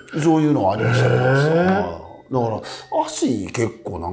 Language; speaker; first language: Japanese; native; Japanese